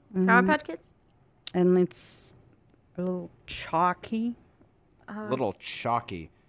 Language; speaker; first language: English; non-native, fluent; Russian